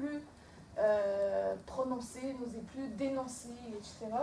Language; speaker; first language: French; non-native, local second language; Innu-aimun